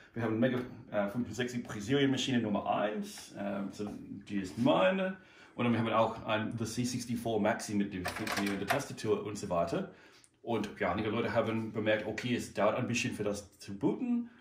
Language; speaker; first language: German; non-native, learner; English